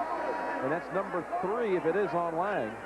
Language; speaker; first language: English; native; English